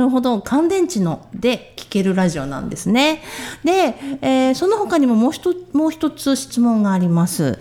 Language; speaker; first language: Japanese; native; Japanese